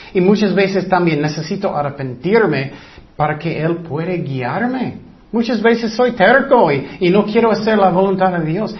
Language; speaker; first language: Spanish; non-native, fluent; English